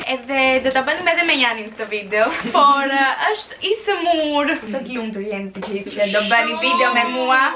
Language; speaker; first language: Albanian; early bilingual, heritage; Albanian